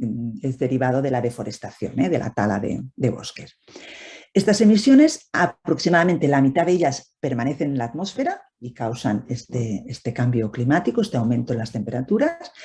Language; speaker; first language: Spanish; native; Spanish